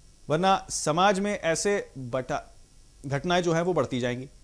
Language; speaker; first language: Hindi; native; Hindi